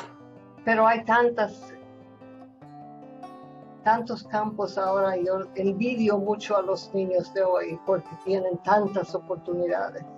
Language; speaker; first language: Spanish; non-native, fluent; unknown